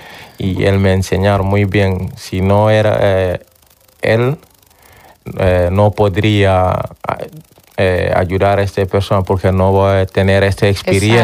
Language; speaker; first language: Spanish; non-native, learner; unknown